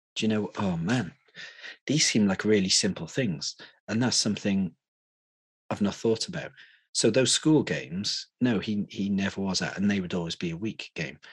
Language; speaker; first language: English; native; English